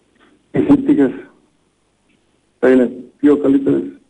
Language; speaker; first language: Greek; non-native, fluent; Bosnian